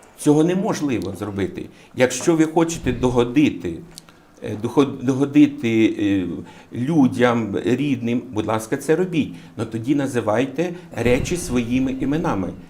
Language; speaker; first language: Ukrainian; native; Ukrainian